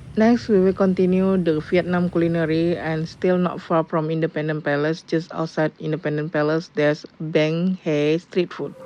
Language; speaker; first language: English; non-native, learner; Indonesian